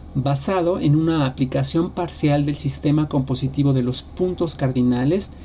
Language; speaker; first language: Spanish; native; Spanish